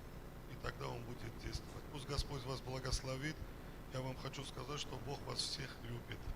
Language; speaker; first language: Russian; non-native, fluent; Armenian